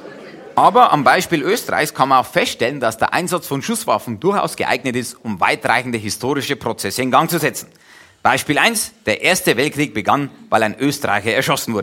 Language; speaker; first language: German; native; German